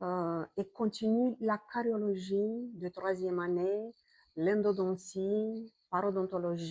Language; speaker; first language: French; non-native, fluent; Romanian